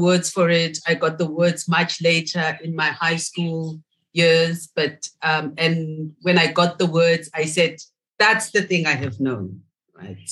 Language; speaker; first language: English; non-native, local second language; Zulu